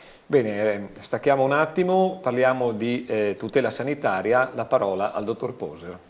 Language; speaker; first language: Italian; native; Italian